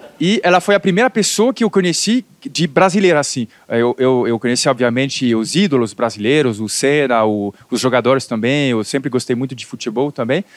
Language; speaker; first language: Portuguese; non-native, fluent; French